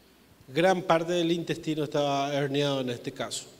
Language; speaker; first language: Spanish; native; Spanish